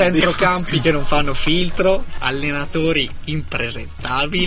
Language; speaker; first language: Italian; native; Italian